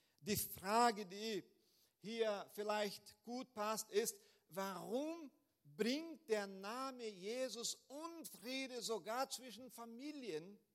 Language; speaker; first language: German; non-native, fluent; Portuguese